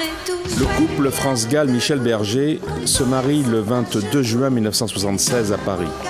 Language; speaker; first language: French; native; French